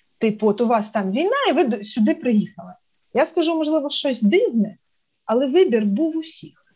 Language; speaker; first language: Ukrainian; non-native, local second language; Russian